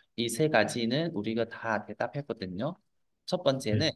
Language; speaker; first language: Korean; non-native, fluent; Vietnamese